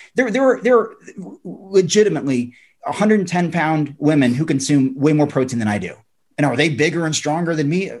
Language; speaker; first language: English; native; English